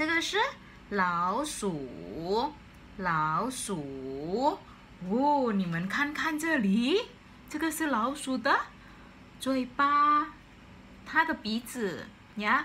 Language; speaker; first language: Chinese; non-native, fluent; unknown